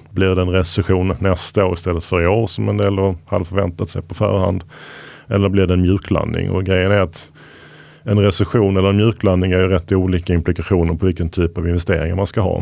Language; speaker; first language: Swedish; native; Swedish